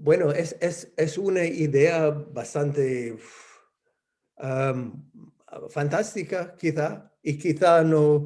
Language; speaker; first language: Spanish; non-native, fluent; English